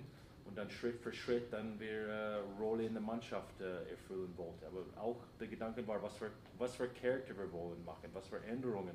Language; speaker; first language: German; non-native, fluent; English